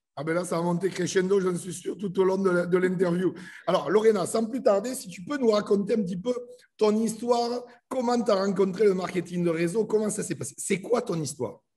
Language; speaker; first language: French; native; French